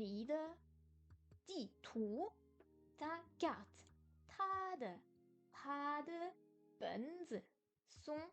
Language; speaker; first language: Chinese; non-native, learner; French